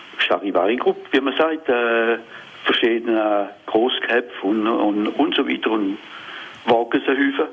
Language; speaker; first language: German; non-native, local second language; French